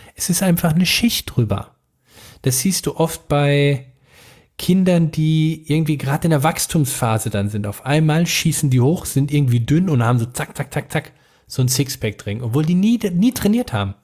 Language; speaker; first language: German; native; German